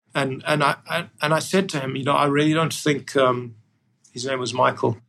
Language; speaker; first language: English; native; English